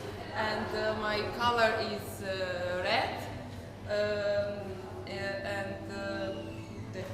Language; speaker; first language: English; non-native, learner; Serbian